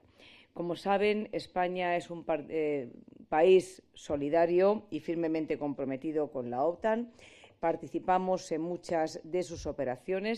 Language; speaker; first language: Spanish; native; Spanish